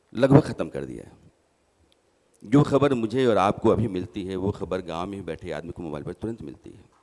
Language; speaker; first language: Hindi; native; Hindi